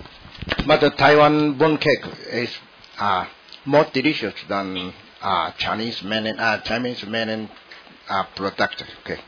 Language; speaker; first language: English; non-native, learner; Min Nan Chinese